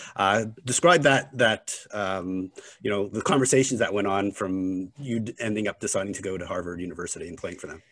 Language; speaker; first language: English; native; English